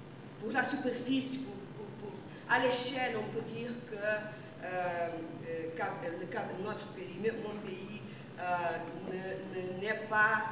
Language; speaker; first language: French; non-native, fluent; Portuguese